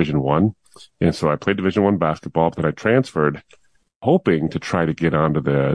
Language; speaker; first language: English; native; English